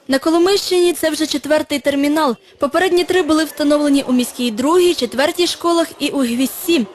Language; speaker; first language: Ukrainian; native; Ukrainian